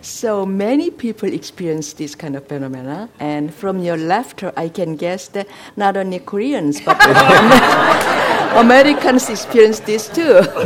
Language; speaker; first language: English; non-native, fluent; Korean